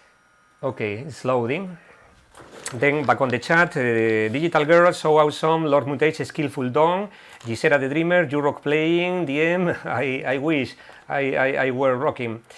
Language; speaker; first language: English; non-native, fluent; Spanish